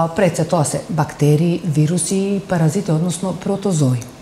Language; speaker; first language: Macedonian; native; Macedonian